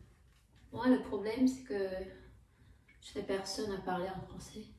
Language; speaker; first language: French; non-native, fluent; Korean